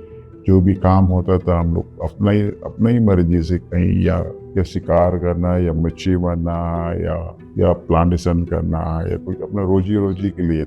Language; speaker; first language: Hindi; non-native, local second language; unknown